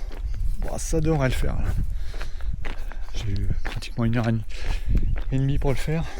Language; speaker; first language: French; native; French